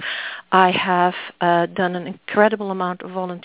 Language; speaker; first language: English; non-native, fluent; Dutch